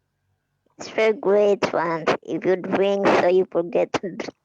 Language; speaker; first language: English; non-native, fluent; Indonesian